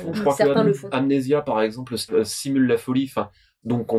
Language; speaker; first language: French; native; French